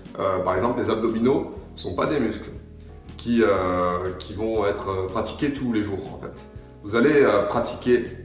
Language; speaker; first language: French; native; French